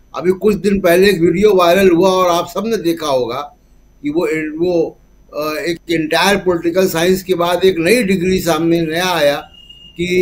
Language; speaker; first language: Hindi; native; Hindi